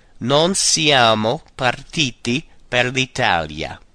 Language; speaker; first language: Italian; non-native, fluent; English